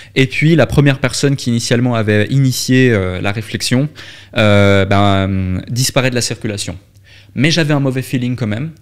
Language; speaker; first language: French; native; French